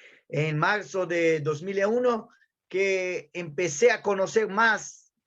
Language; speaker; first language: Spanish; non-native, learner; Portuguese